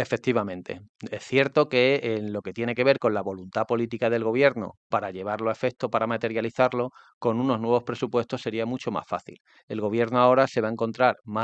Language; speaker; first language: Spanish; native; Spanish